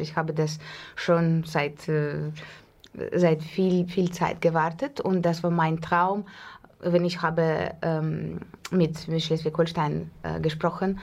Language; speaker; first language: German; non-native, fluent; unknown